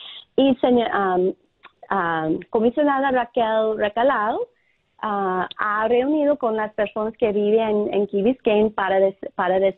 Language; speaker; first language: Spanish; non-native, fluent; English